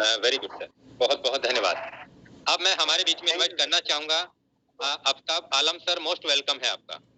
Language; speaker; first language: Hindi; native; Hindi